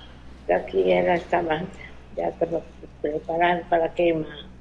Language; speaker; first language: Portuguese; non-native, learner; Japanese